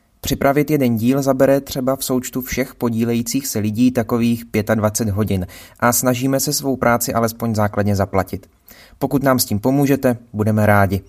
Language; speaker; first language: Czech; native; Czech